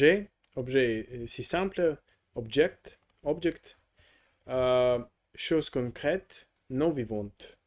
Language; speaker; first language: French; non-native, learner; Russian